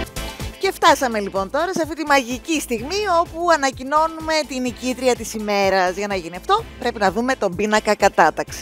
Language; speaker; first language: Greek; native; Greek